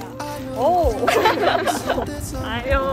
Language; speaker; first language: Korean; non-native, fluent; Indonesian